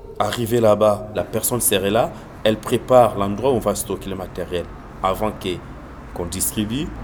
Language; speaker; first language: French; non-native, local second language; Lingala